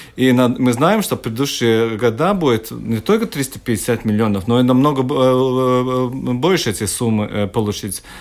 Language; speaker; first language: Russian; non-native, local second language; Latvian